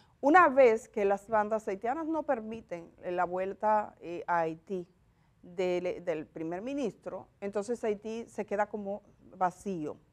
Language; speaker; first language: Spanish; native; Spanish